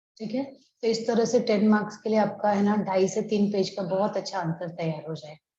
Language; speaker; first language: Hindi; non-native, local second language; Marathi